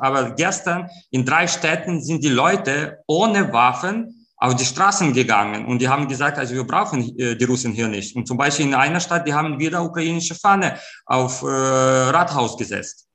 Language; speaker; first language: German; non-native, fluent; Ukrainian